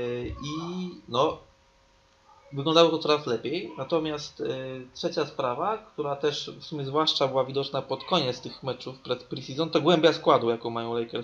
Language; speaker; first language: Polish; native; Polish